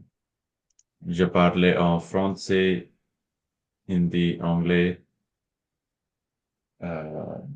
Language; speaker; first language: French; non-native, learner; Hindi